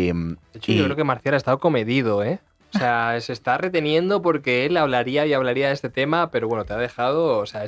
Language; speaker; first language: Spanish; native; Spanish